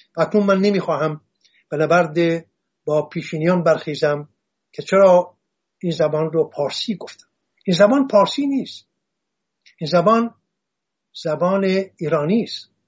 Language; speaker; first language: Persian; non-native, local second language; Assyrian Neo-Aramaic